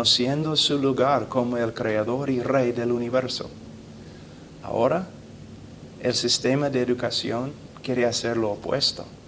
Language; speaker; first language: Spanish; non-native, fluent; English